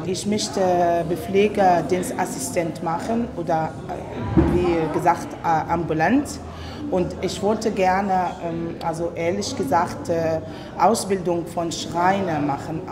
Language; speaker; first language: German; non-native, learner; Arabic